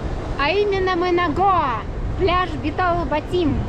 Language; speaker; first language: Russian; native; Russian